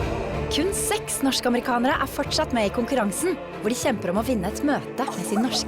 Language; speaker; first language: Norwegian; native; Norwegian